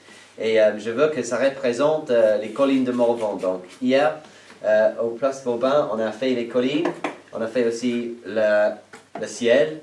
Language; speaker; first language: French; non-native, fluent; English